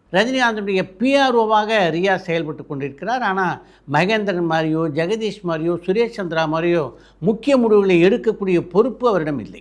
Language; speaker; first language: Tamil; native; Tamil